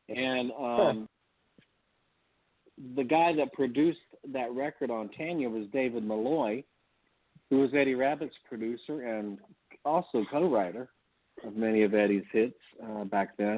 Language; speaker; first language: English; native; English